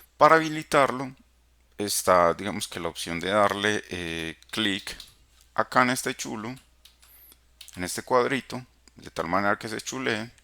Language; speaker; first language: Spanish; native; Spanish